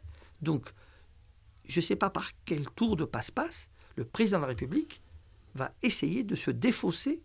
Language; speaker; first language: French; non-native, local second language; Arabic